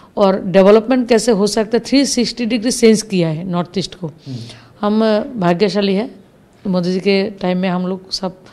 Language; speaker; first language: Hindi; non-native, local second language; Bangla